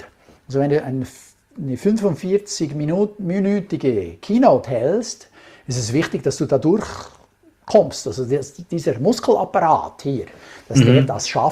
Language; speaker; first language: German; native; German